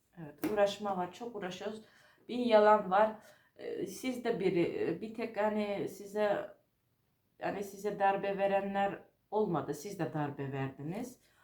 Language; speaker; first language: Turkish; non-native, fluent; Georgian